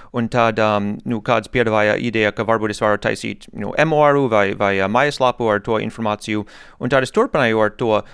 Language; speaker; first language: Latvian; non-native, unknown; English